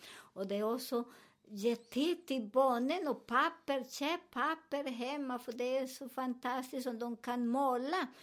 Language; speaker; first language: Swedish; non-native, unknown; Spanish